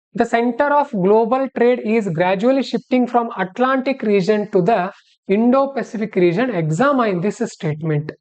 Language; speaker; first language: English; non-native, local second language; Kannada